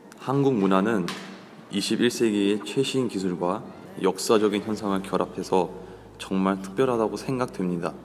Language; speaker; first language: Korean; non-native, learner; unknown